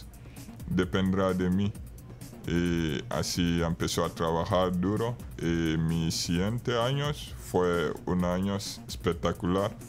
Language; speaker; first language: Spanish; non-native, fluent; Bambara